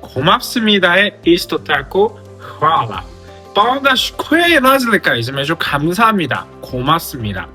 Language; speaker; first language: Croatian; non-native, fluent; Korean